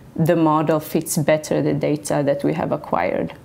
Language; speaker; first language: English; non-native, fluent; Swedish